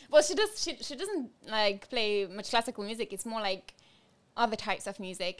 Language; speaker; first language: English; non-native, fluent; French